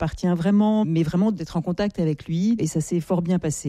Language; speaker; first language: French; native; French